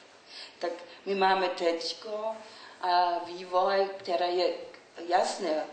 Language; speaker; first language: Czech; non-native, learner; German